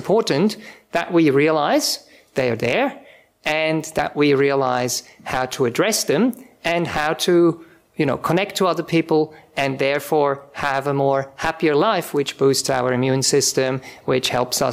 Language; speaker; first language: English; non-native, fluent; German